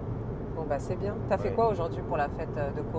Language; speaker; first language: French; native; French